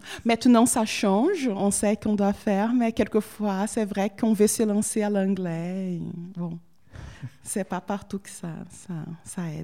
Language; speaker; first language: French; non-native, fluent; Portuguese